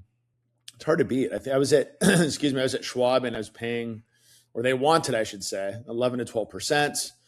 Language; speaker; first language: English; native; English